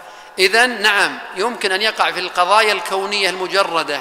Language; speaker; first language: Arabic; native; Arabic